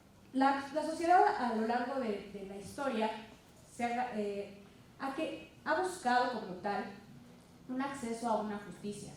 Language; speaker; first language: Spanish; native; Spanish